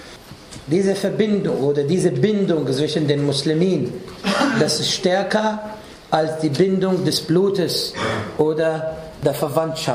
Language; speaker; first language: German; non-native, fluent; Arabic